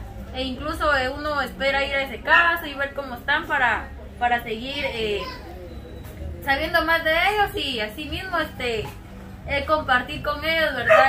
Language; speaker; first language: Spanish; native; Spanish